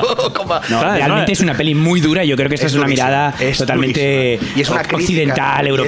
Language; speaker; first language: Spanish; non-native, local second language; Catalan